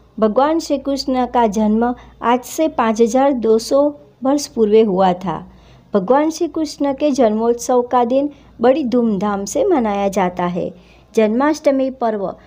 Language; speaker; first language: Hindi; non-native, local second language; Gujarati